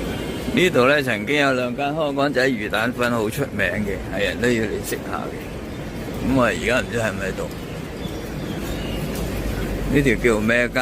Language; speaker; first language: Cantonese; native; Cantonese